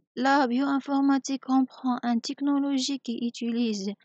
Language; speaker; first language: French; non-native, local second language; Arabic